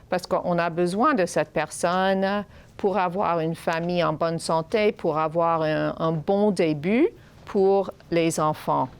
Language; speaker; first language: French; non-native, fluent; English